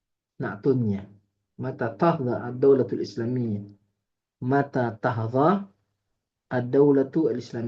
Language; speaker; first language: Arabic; non-native, fluent; Indonesian